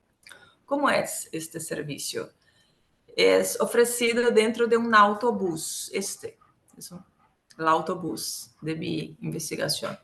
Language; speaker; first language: Spanish; non-native, local second language; Portuguese